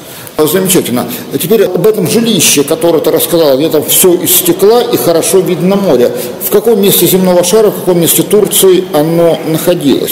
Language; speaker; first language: Russian; native; Russian